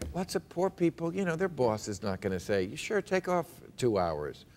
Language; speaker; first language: English; native; English